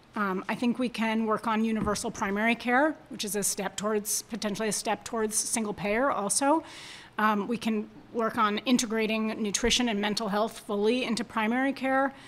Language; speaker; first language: English; native; English